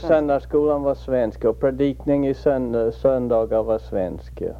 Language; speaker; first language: Swedish; early bilingual, heritage; Swedish